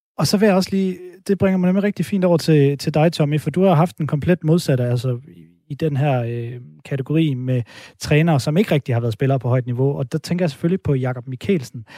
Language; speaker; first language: Danish; native; Danish